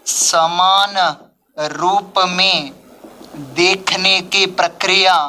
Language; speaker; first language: Hindi; non-native, local second language; Telugu